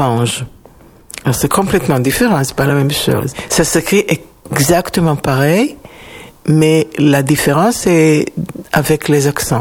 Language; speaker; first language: French; non-native, fluent; Hebrew